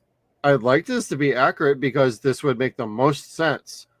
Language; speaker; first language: English; native; English